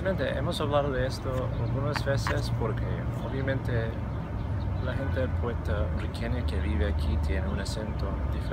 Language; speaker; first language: Spanish; non-native, fluent; English